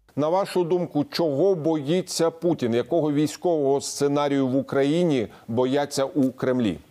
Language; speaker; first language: Ukrainian; native; Ukrainian